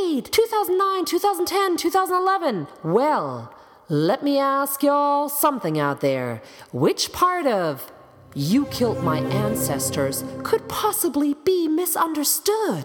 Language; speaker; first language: English; non-native, fluent; German